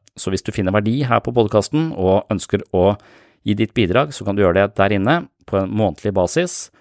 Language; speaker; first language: Norwegian; native; Norwegian